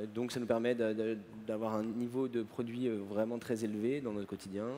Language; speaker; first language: French; native; French